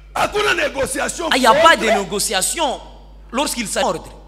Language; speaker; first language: French; non-native, local second language; Swahili